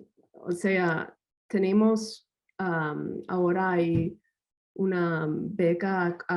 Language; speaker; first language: Spanish; non-native, fluent; English